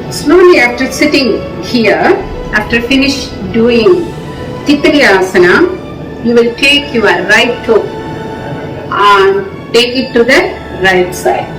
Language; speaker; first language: English; non-native, local second language; Tamil